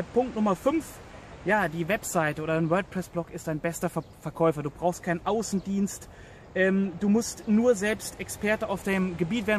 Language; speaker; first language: German; native; German